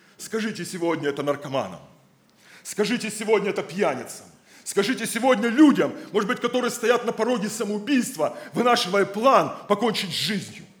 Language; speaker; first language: Russian; native; Russian